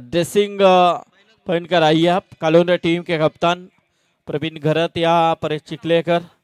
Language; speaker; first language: Hindi; non-native, local second language; Marathi